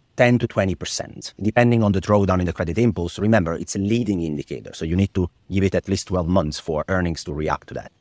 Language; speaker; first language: English; non-native, fluent; Italian